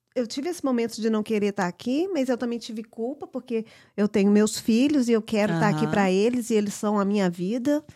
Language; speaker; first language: Portuguese; early bilingual, heritage; English